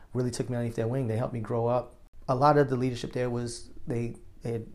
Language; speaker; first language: English; native; English